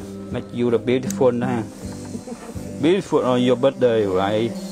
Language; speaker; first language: English; non-native, learner; Vietnamese